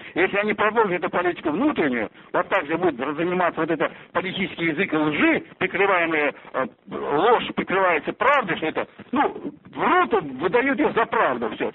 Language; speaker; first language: Russian; non-native, local second language; Uzbek